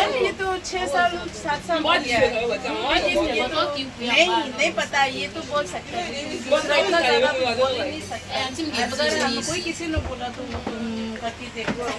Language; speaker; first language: Hindi; non-native, local second language; Assamese